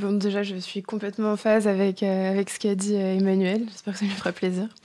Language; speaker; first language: French; native; French